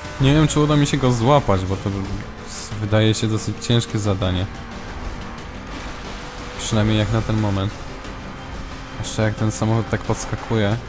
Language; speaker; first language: Polish; native; Polish